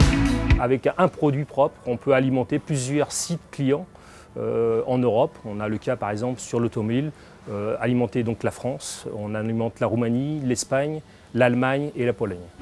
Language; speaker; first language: French; native; French